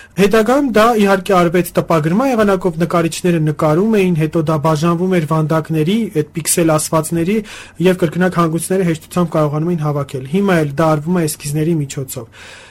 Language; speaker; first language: Armenian; native; Armenian